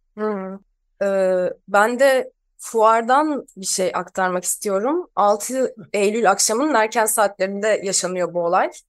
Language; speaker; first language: Turkish; native; Turkish